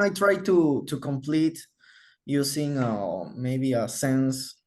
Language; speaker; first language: English; non-native, learner; Spanish